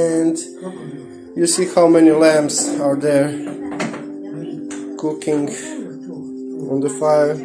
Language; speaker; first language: English; non-native, learner; Croatian